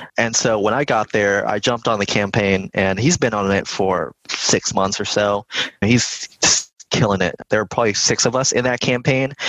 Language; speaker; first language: English; early bilingual, other home language; Vietnamese